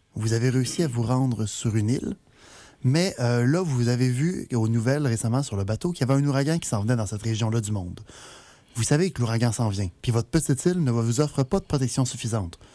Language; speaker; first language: French; native; French